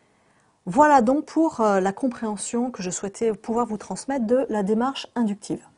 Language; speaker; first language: French; native; French